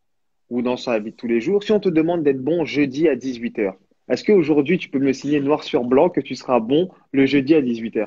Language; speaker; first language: French; native; French